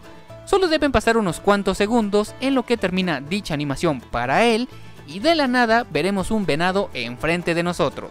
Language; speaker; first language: Spanish; native; Spanish